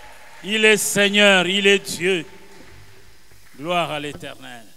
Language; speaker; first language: French; non-native, local second language; Lingala